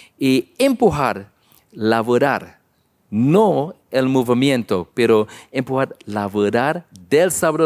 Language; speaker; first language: Spanish; non-native, learner; English